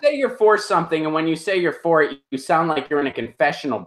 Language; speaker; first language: English; native; English